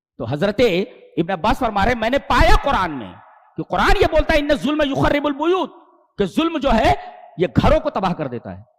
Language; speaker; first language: Urdu; native; Urdu